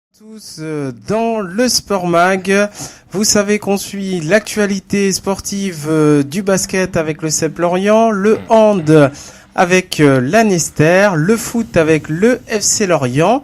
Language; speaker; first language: French; native; French